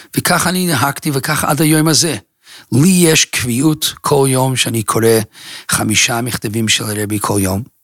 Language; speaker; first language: Hebrew; non-native, fluent; English